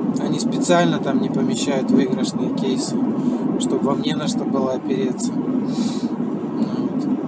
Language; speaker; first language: Russian; native; Russian